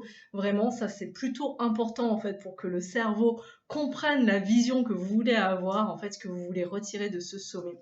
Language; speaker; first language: French; native; French